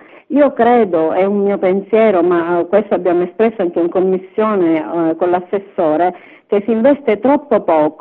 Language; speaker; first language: Italian; native; Italian